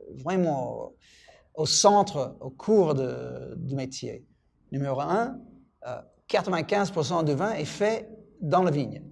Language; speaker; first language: French; non-native, fluent; English